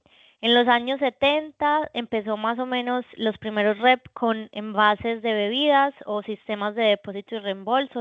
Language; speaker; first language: Spanish; native; Spanish